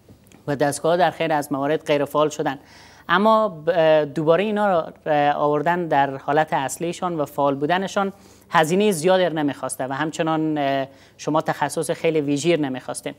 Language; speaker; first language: Persian; native; Persian